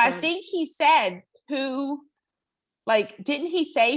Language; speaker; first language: English; native; English